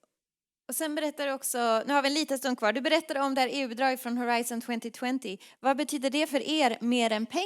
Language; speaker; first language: Swedish; native; Swedish